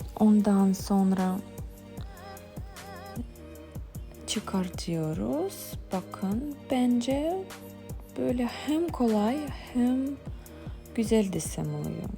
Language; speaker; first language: Turkish; non-native, fluent; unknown